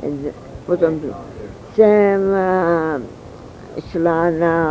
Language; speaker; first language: Czech; early bilingual, heritage; Czech